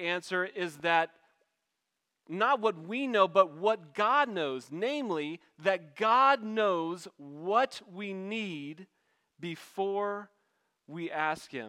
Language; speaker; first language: English; native; English